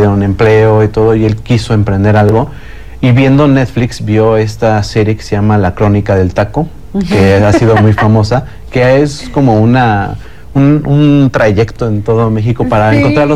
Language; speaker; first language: Spanish; native; Spanish